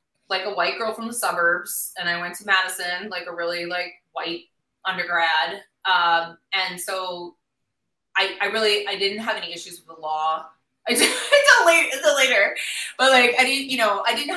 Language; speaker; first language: English; native; English